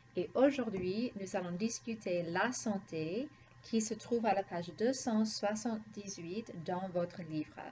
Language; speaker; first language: French; non-native, fluent; English